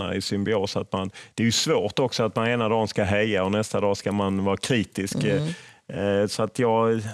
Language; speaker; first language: Swedish; native; Swedish